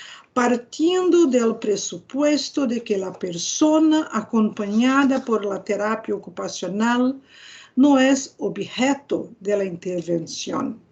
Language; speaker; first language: Spanish; non-native, fluent; Portuguese